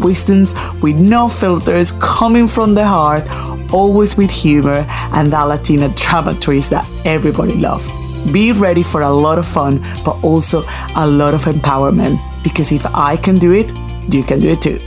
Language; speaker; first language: English; non-native, fluent; Spanish